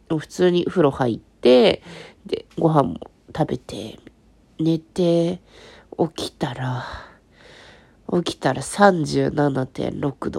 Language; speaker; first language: Japanese; native; Japanese